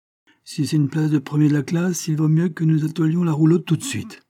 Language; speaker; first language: French; native; French